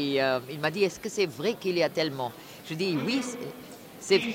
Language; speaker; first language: French; non-native, fluent; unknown